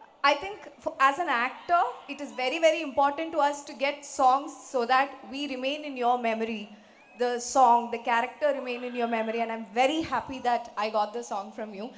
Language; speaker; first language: English; non-native, local second language; Tamil